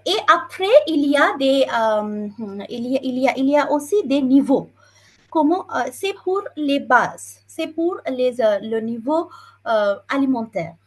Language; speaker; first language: French; non-native, fluent; Bangla